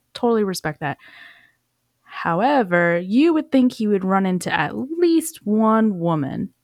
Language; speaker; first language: English; native; English